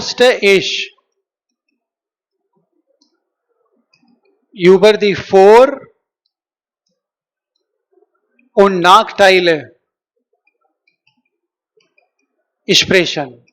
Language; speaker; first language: German; non-native, learner; Hindi